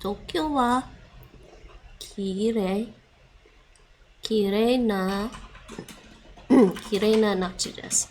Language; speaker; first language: Japanese; non-native, learner; Dutch